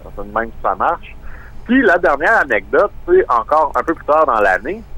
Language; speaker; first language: French; native; French